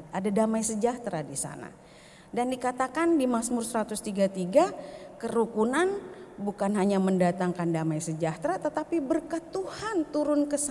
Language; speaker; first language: Indonesian; native; Indonesian